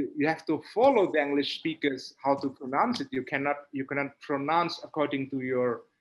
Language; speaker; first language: English; non-native, fluent; Indonesian